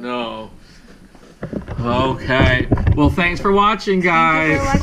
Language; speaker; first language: English; native; English